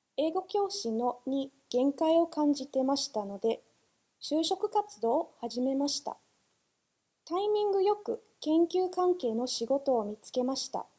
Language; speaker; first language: Japanese; non-native, fluent; English